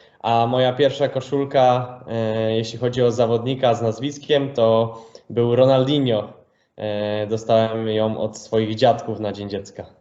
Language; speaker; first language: Polish; native; Polish